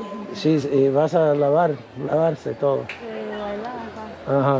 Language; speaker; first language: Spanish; non-native, learner; English